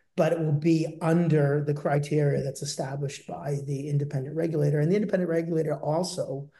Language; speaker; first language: English; native; English